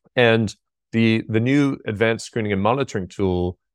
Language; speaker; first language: English; native; English